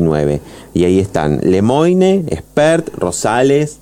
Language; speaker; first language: Spanish; native; Spanish